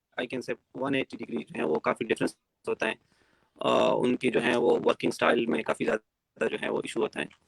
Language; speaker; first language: Urdu; non-native, local second language; Pashto